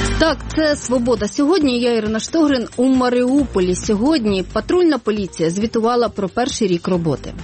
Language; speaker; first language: Ukrainian; native; Ukrainian